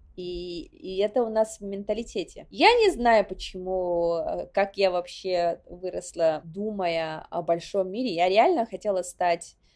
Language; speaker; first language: Russian; non-native, local second language; Yakut